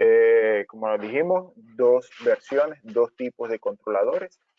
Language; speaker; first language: Spanish; native; Spanish